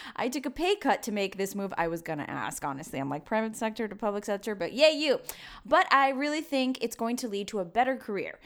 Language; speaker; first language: English; early bilingual, other home language; Spanish